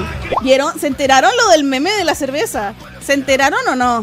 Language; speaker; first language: Spanish; native; Spanish